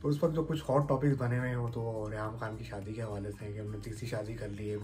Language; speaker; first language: Urdu; native; Urdu